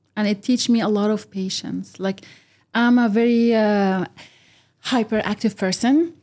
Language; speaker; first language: English; early bilingual, other home language; Arabic